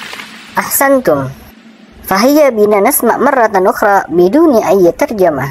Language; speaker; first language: Arabic; non-native, fluent; Indonesian